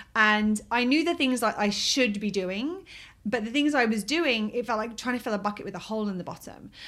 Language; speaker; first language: English; native; English